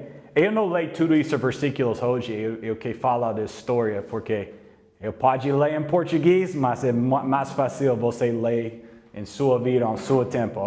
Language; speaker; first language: Portuguese; non-native, learner; English